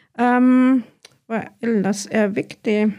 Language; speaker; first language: Norwegian; non-native, fluent; German